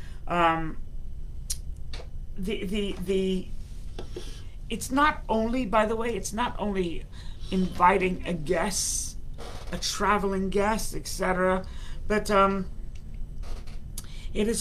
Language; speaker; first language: English; native; English